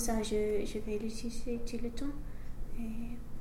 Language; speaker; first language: French; non-native, learner; English